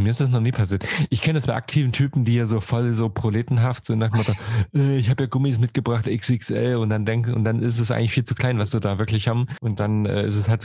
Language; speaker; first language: German; native; German